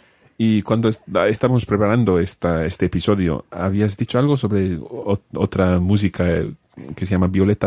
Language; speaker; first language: Spanish; non-native, fluent; English